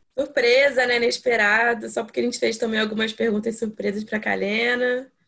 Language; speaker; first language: Portuguese; native; Portuguese